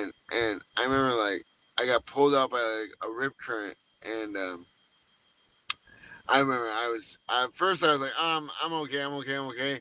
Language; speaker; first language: English; native; English